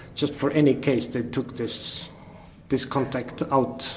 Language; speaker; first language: English; non-native, learner; Estonian